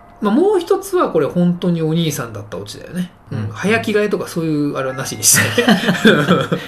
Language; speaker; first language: Japanese; native; Japanese